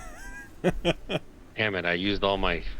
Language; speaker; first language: English; native; English